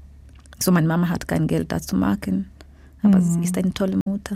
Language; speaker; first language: German; non-native, fluent; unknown